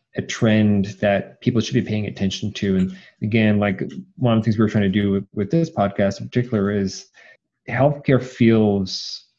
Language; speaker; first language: English; native; English